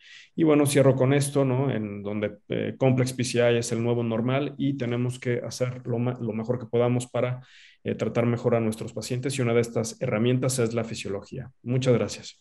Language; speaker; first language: Spanish; native; Spanish